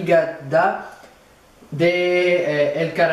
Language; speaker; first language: Spanish; non-native, learner; French